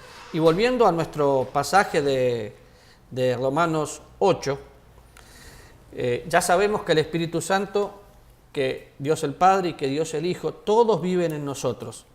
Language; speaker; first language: Spanish; native; Spanish